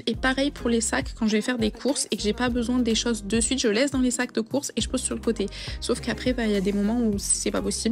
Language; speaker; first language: French; native; French